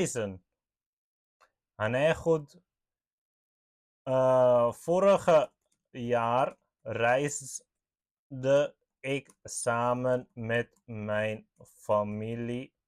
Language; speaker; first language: Dutch; non-native, fluent; Arabic